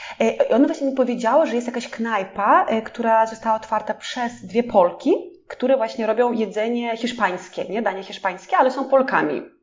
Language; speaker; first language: Polish; non-native, fluent; Russian